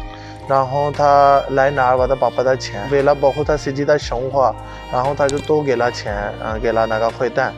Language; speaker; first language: Chinese; non-native, fluent; Urdu